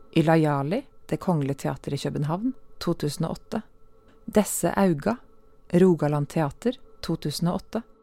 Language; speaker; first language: Norwegian; native; Norwegian